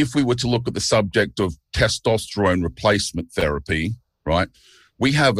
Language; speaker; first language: English; native; English